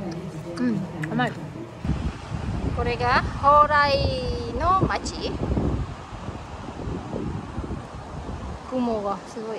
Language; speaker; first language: Japanese; non-native, fluent; Indonesian